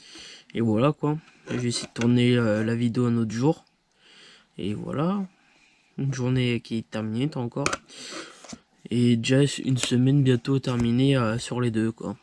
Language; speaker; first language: French; native; French